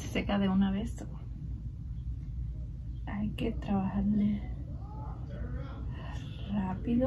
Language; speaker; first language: Spanish; early bilingual, heritage; Spanish